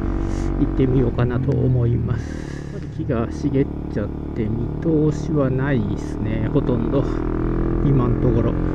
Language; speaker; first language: Japanese; native; Japanese